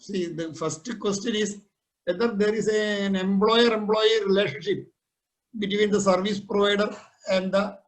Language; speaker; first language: English; non-native, local second language; Malayalam